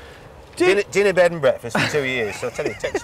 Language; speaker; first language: English; native; English